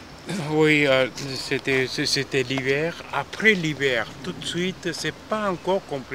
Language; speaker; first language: French; non-native, fluent; Korean